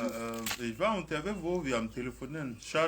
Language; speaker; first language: German; non-native, learner; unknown